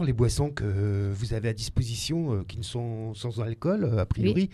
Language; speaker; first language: French; native; French